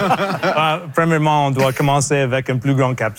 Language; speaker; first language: French; non-native, local second language; English